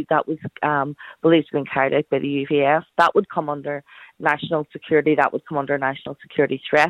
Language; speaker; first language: English; native; English